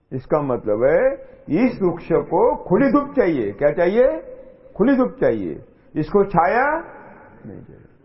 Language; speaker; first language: Hindi; non-native, local second language; Marathi